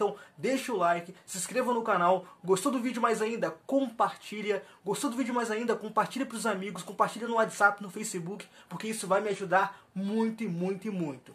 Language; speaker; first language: Portuguese; native; Portuguese